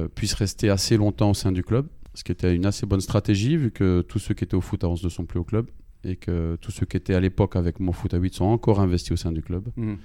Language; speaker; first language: French; native; French